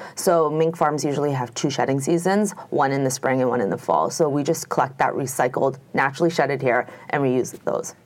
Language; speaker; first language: English; native; English